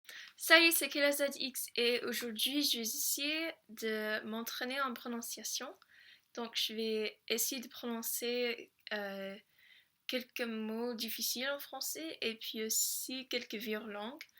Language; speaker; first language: French; non-native, fluent; English